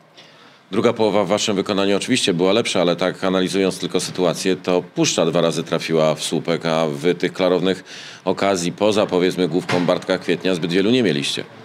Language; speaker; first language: Polish; native; Polish